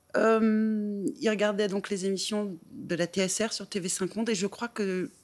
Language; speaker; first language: French; native; French